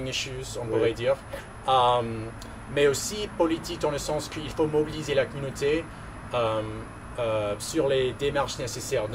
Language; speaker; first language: French; non-native, local second language; English